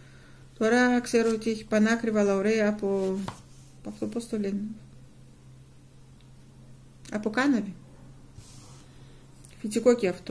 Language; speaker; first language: Greek; non-native, fluent; Russian